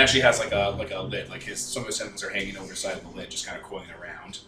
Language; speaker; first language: English; native; English